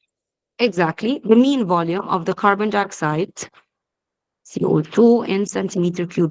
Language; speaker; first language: English; non-native, fluent; Arabic